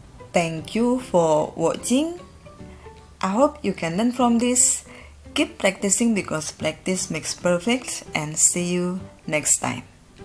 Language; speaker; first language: English; non-native, fluent; Indonesian